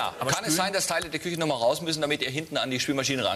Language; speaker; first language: German; native; German